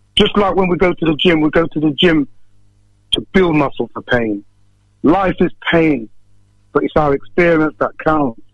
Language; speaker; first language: English; native; English